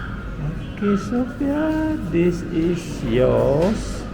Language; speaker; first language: English; non-native, local second language; Malay